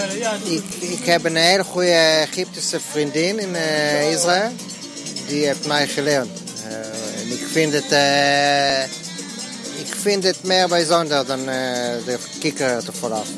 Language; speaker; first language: Dutch; non-native, learner; Hebrew